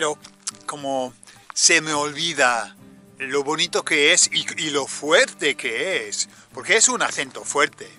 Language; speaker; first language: Spanish; native; Spanish